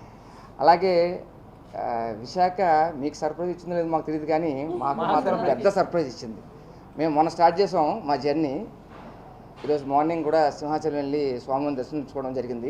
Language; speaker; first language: Telugu; native; Telugu